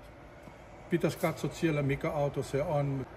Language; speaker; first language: Finnish; non-native, learner; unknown